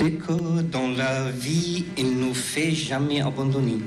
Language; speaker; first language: French; non-native, fluent; Persian